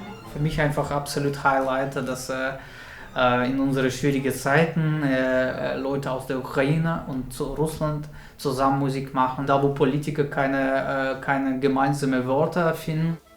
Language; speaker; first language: German; non-native, fluent; Russian